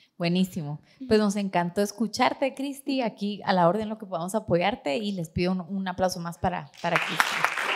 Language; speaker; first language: Spanish; native; Spanish